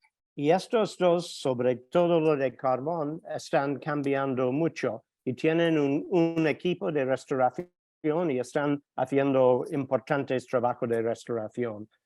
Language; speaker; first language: Spanish; non-native, fluent; English